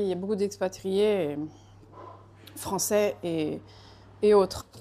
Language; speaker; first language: French; early bilingual, other home language; Portuguese